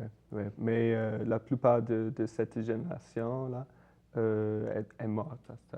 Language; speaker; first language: French; non-native, fluent; English